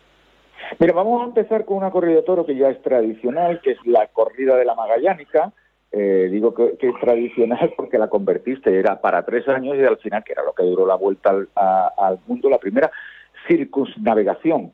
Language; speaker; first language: Spanish; native; Spanish